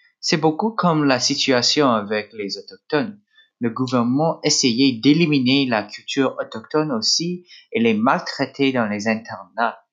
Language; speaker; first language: French; non-native, local second language; English